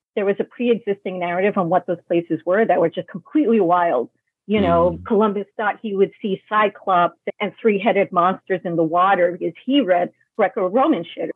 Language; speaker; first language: English; native; English